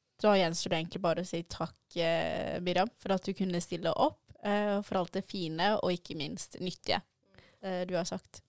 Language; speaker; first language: Norwegian; early bilingual, other home language; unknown